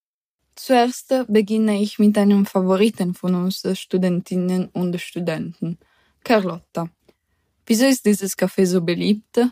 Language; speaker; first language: German; early bilingual, heritage; German